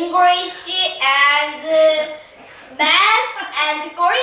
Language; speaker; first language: English; non-native, learner; Korean